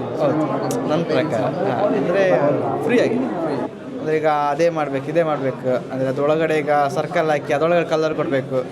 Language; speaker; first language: Kannada; native; Kannada